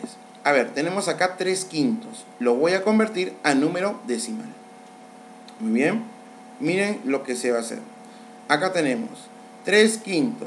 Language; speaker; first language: Spanish; native; Spanish